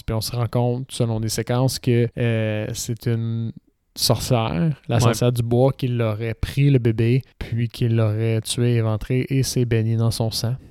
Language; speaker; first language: French; native; French